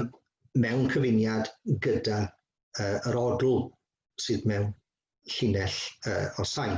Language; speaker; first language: Welsh; native; Welsh